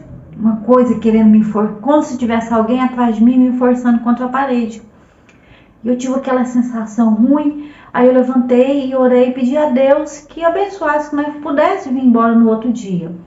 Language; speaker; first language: Portuguese; native; Portuguese